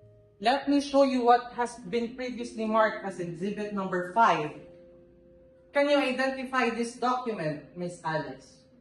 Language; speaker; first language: English; non-native, local second language; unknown